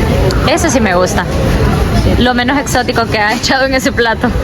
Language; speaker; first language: Spanish; native; Spanish